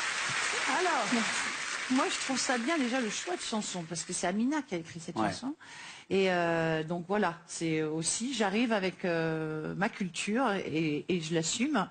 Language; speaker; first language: French; native; French